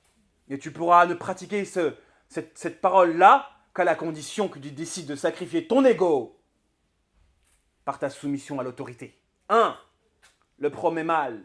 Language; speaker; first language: French; native; French